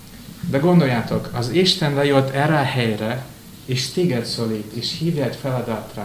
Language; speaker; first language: Hungarian; non-native, fluent; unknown